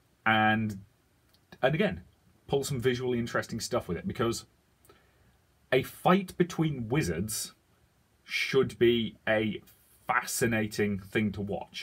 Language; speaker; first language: English; native; English